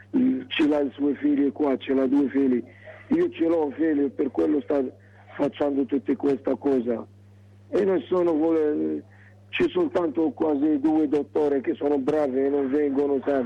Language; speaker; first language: Italian; non-native, learner; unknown